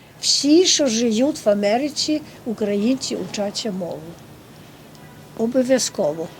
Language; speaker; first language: Ukrainian; early bilingual, heritage; Ukrainian